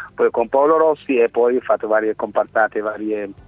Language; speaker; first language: Italian; non-native, fluent; Wolof